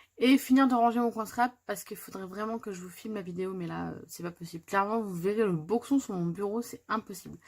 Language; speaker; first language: French; native; French